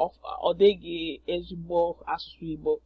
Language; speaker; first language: Igbo; non-native, learner; English